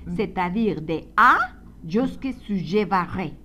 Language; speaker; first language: French; non-native, fluent; Spanish